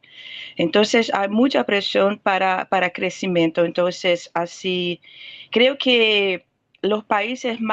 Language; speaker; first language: Spanish; non-native, fluent; Portuguese